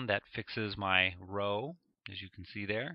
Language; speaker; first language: English; native; English